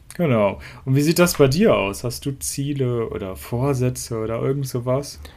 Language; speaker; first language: German; native; German